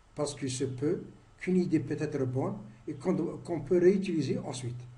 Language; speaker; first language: French; non-native, local second language; Arabic